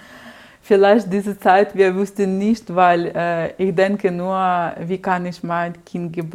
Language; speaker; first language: German; non-native, learner; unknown